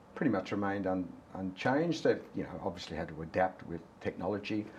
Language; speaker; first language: English; native; English